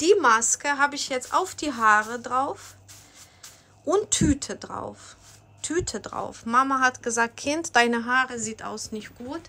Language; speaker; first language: German; non-native, fluent; Ukrainian